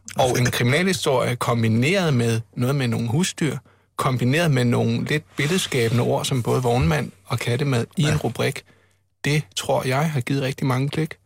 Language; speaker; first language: Danish; native; Danish